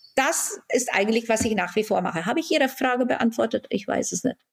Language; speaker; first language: German; non-native, fluent; Romanian